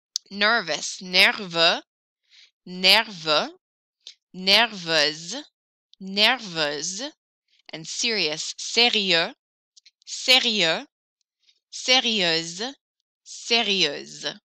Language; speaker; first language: French; non-native, fluent; English